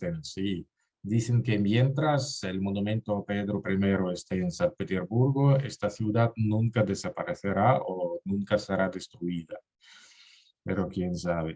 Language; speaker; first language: Spanish; non-native, fluent; Russian